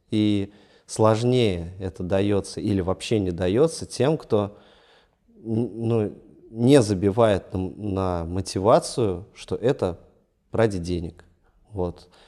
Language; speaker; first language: Russian; native; Russian